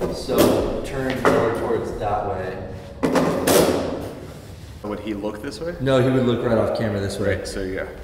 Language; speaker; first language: English; native; English